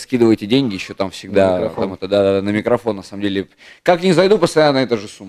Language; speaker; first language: Russian; native; Russian